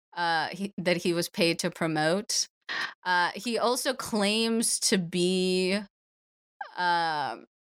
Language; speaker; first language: English; early bilingual, other home language; Russian